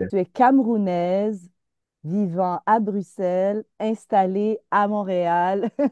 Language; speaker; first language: French; native; French